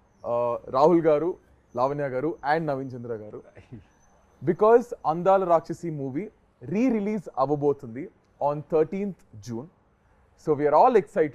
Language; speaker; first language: Telugu; native; Telugu